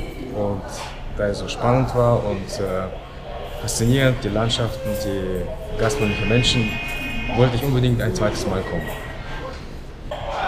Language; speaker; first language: German; native; German